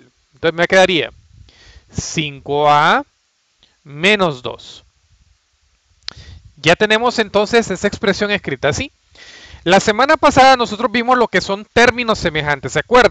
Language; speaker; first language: Spanish; native; Spanish